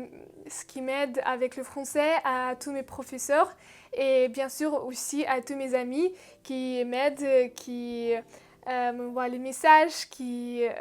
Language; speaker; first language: French; non-native, fluent; Russian